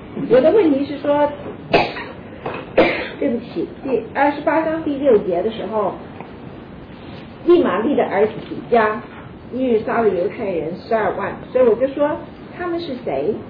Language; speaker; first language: Chinese; native; Chinese